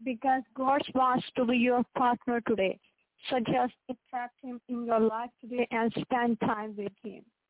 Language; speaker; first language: English; non-native, local second language; Punjabi